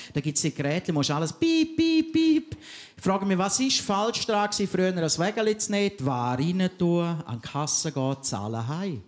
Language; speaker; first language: German; native; German